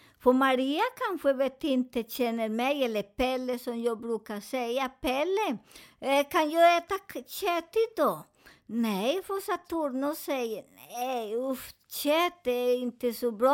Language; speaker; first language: Swedish; non-native, learner; Spanish